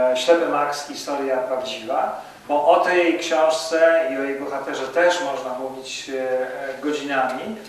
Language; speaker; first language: Polish; native; Polish